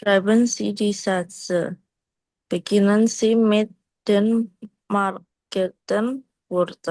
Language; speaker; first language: German; non-native, learner; Indonesian